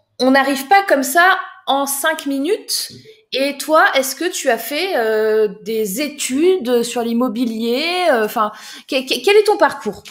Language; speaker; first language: French; native; French